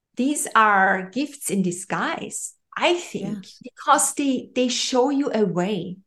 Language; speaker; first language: English; non-native, fluent; German